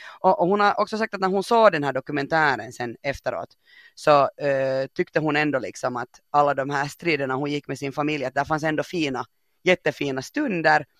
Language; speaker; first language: Swedish; native; Swedish